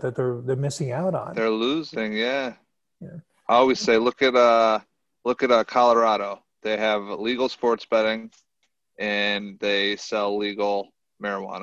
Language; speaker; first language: English; native; English